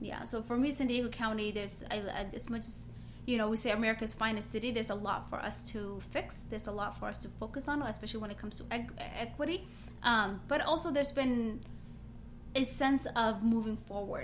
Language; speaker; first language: English; native; English